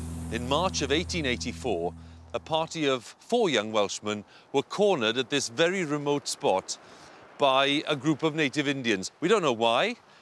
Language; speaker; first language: English; non-native, local second language; Welsh